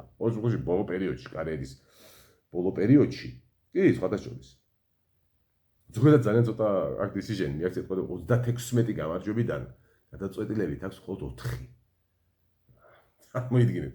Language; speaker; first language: Georgian; native; Georgian